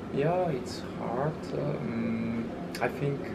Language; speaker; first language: English; early bilingual, other home language; Malagasy